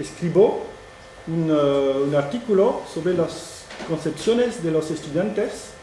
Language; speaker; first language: Spanish; non-native, fluent; French